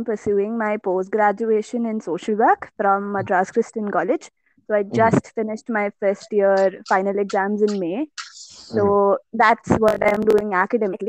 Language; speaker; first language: English; non-native, local second language; Malayalam